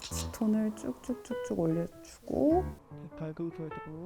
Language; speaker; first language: Korean; native; Korean